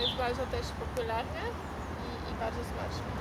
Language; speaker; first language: Polish; non-native, learner; Afrikaans